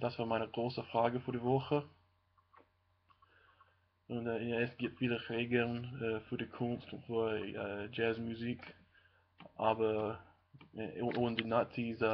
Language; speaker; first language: German; non-native, learner; English